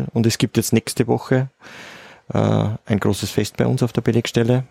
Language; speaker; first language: German; native; German